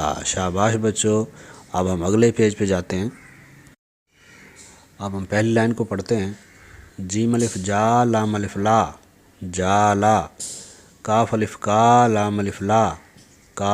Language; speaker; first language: Urdu; native; Urdu